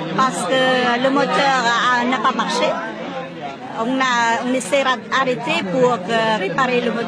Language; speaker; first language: French; non-native, local second language; Vietnamese